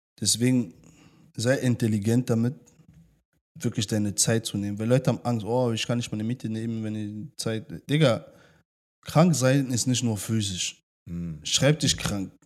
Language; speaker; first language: German; early bilingual, other home language; French